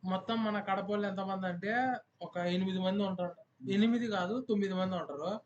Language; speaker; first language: Telugu; native; Telugu